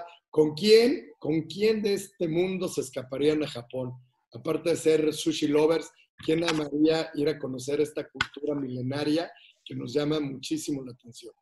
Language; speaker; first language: Spanish; native; Spanish